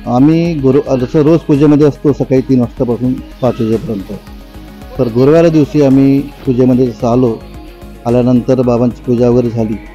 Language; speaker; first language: Marathi; native; Marathi